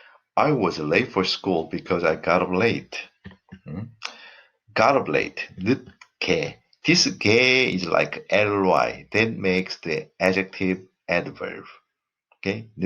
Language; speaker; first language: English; non-native, fluent; Korean